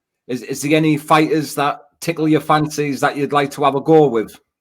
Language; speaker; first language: English; native; English